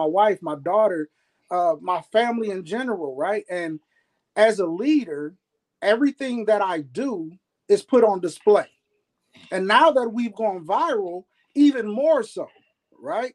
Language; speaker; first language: English; native; English